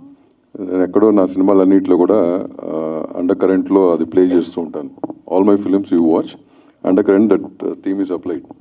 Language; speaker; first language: Telugu; native; Telugu